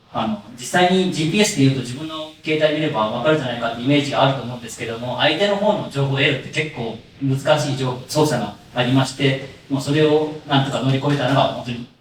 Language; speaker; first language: Japanese; native; Japanese